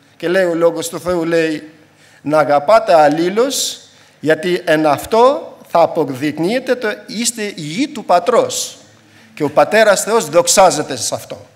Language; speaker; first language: Greek; non-native, fluent; Albanian